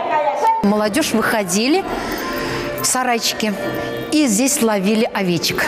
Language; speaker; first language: Russian; non-native, local second language; Chuvash